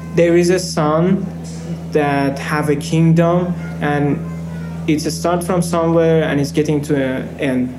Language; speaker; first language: English; non-native, fluent; Persian